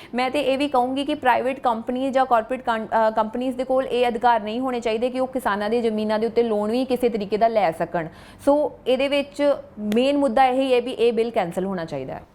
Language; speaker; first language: Punjabi; native; Punjabi